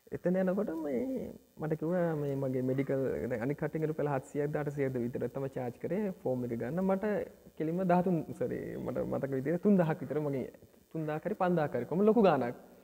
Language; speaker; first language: Sinhala; early bilingual, other home language; Nepali